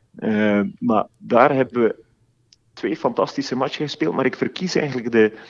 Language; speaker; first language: Dutch; native; Dutch